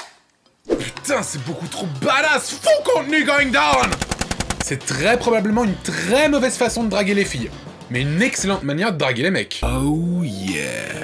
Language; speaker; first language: French; native; French